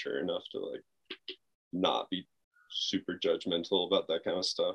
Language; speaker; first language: English; native; English